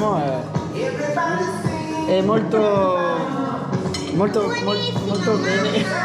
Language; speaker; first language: Italian; non-native, learner; French